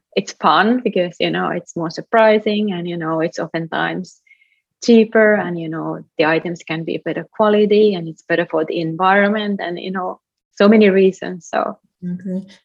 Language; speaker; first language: English; non-native, fluent; Finnish